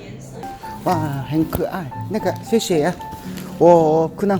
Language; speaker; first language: Chinese; non-native, learner; Japanese